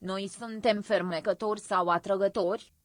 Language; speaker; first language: Romanian; non-native, learner; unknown